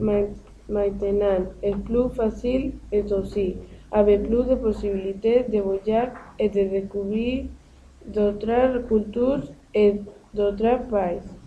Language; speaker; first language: French; non-native, learner; Spanish